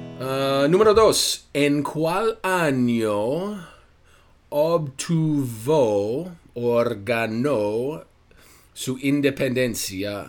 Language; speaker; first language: Spanish; non-native, fluent; English